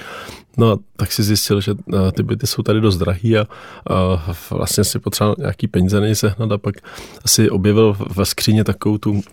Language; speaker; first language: Czech; native; Czech